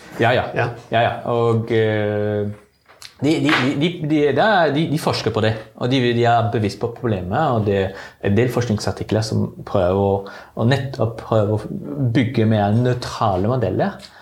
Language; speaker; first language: Norwegian; non-native, fluent; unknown